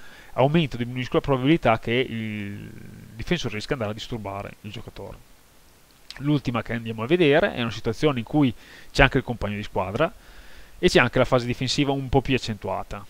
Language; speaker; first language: Italian; native; Italian